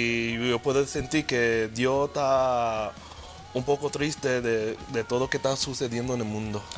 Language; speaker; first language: Spanish; early bilingual, heritage; Spanish